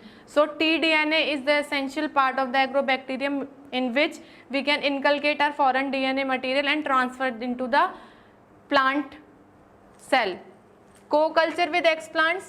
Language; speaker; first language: English; non-native, local second language; Hindi